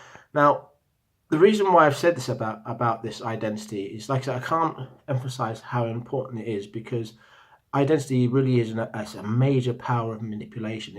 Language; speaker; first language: English; native; English